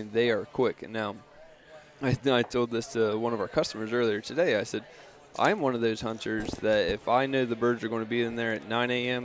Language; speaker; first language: English; native; English